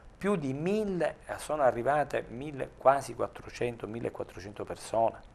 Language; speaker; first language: Italian; native; Italian